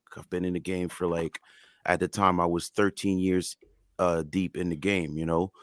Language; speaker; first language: English; non-native, fluent; French